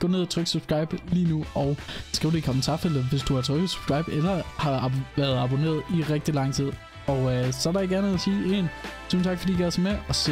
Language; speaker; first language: Danish; native; Danish